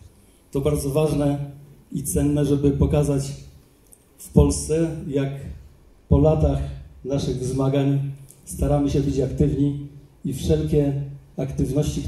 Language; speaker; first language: Polish; native; Polish